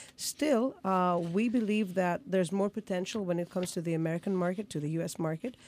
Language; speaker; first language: English; non-native, fluent; Greek